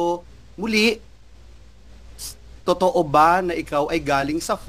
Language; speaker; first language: Filipino; native; Filipino